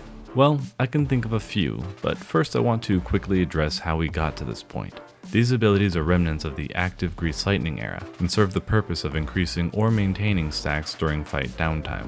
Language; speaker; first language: English; native; English